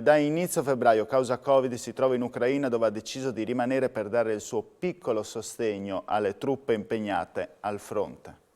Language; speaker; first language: Italian; native; Italian